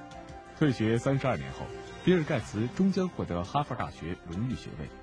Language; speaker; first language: Chinese; native; Chinese